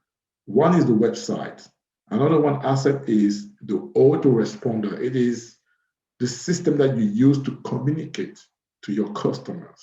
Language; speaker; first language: English; non-native, fluent; French